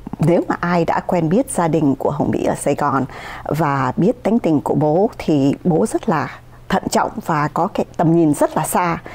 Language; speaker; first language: Vietnamese; native; Vietnamese